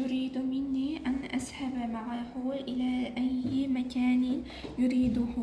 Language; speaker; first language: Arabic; non-native, learner; Uzbek